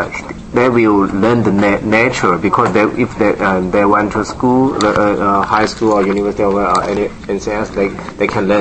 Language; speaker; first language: English; non-native, learner; Japanese